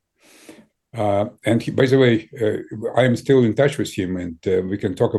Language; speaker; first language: English; non-native, fluent; Ukrainian